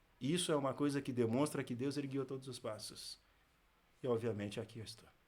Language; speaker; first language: Portuguese; non-native, fluent; Haitian Creole